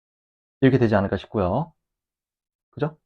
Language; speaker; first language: Korean; native; Korean